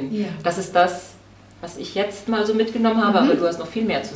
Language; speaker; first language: German; native; German